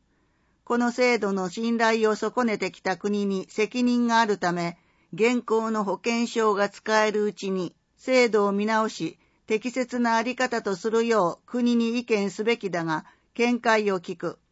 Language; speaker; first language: Japanese; native; Japanese